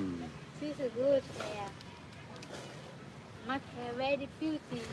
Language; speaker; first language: English; non-native, learner; Vietnamese